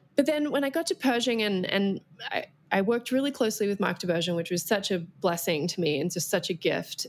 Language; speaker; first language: English; native; English